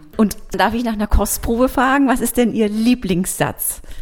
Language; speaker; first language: German; native; German